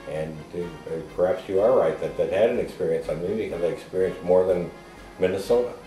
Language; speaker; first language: English; native; English